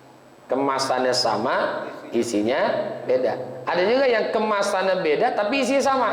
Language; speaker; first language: Indonesian; native; Indonesian